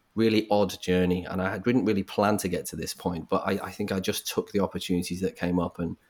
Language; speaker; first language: English; native; English